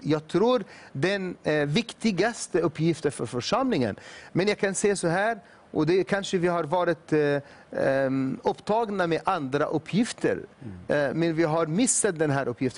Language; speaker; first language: Swedish; non-native, fluent; Arabic